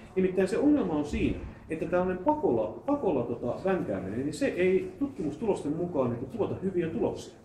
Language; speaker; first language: Finnish; native; Finnish